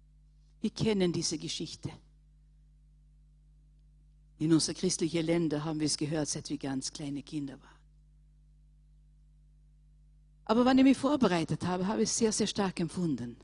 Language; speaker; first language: German; non-native, fluent; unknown